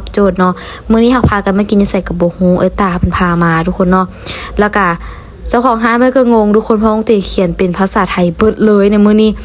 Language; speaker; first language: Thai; non-native, learner; Lao